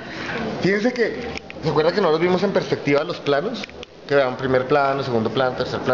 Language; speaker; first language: Spanish; native; Spanish